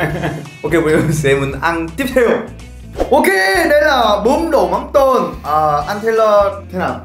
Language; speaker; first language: Vietnamese; non-native, fluent; Korean